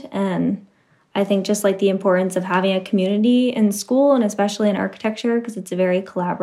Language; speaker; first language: English; native; English